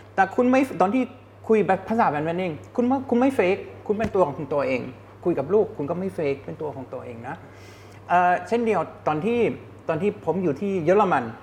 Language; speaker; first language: Thai; non-native, fluent; German